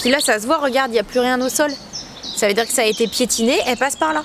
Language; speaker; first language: French; native; French